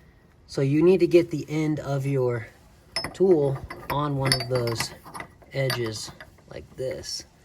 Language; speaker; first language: English; native; English